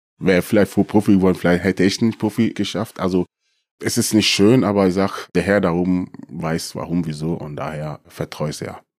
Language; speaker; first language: German; early bilingual, other home language; Akan